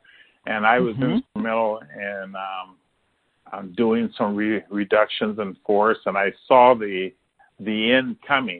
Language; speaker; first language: English; native; English